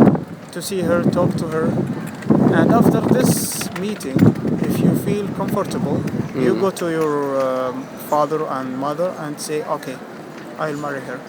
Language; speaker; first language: English; non-native, fluent; Arabic